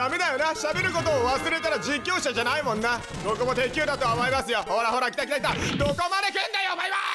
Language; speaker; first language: Japanese; native; Japanese